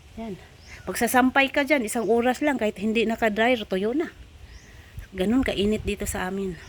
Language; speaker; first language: Filipino; non-native, local second language; Cebuano